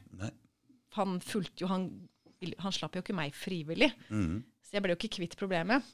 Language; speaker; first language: Norwegian; native; Norwegian